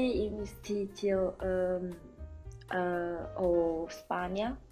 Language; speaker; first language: Italian; non-native, learner; Chinese